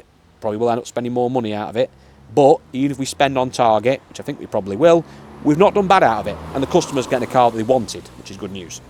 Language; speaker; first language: English; native; English